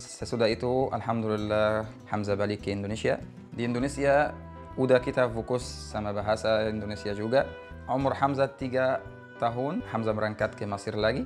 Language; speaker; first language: Indonesian; non-native, fluent; Arabic